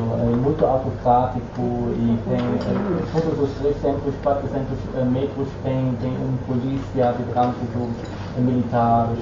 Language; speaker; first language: Portuguese; non-native, fluent; Dutch